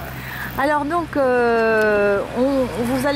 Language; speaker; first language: French; native; French